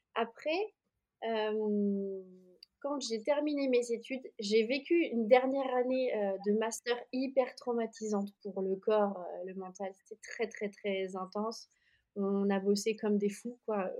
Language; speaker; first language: French; native; French